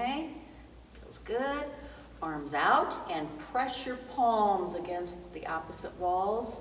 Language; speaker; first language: English; native; English